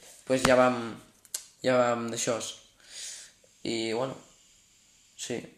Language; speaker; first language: Catalan; non-native, local second language; Spanish